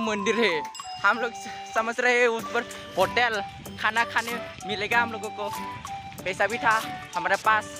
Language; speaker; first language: Hindi; non-native, local second language; Bodo